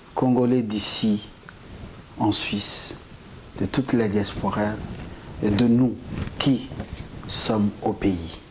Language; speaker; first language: French; non-native, local second language; Lingala